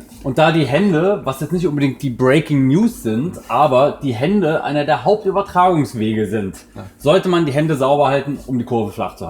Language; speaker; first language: German; native; German